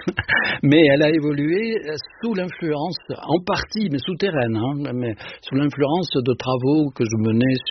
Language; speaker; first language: French; native; French